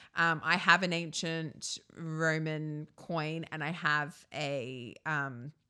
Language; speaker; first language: English; native; English